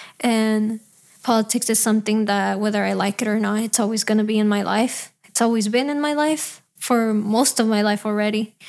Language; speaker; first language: English; early bilingual, other home language; Spanish